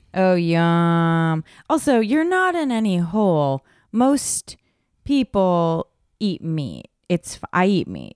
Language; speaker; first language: English; native; English